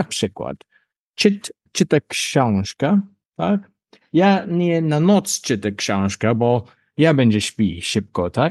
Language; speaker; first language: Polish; non-native, learner; English